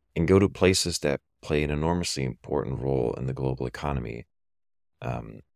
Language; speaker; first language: English; non-native, fluent; German